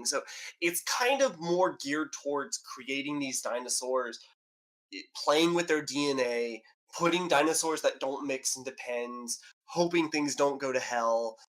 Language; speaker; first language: English; native; English